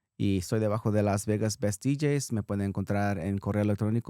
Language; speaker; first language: Spanish; early bilingual, heritage; Spanish